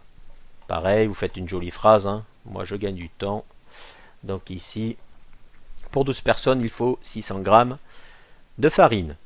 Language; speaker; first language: French; native; French